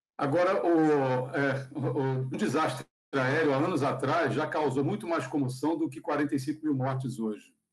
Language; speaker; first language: Portuguese; native; Portuguese